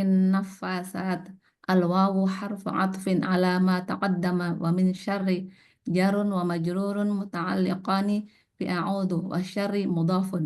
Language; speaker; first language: Arabic; non-native, learner; Indonesian